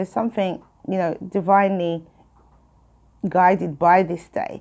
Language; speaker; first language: English; native; English